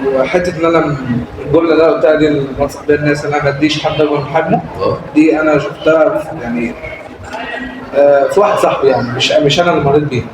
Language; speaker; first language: Arabic; native; Arabic